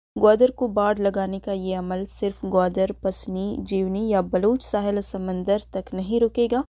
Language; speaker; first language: Urdu; non-native, local second language; Baluchi